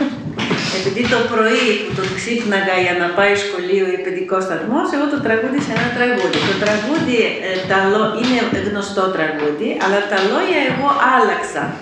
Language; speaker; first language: Greek; non-native, fluent; Ukrainian